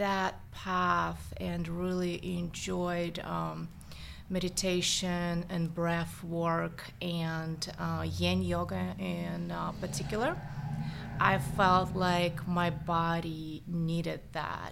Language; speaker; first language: English; non-native, fluent; Russian